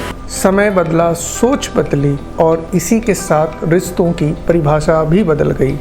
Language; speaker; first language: Hindi; native; Hindi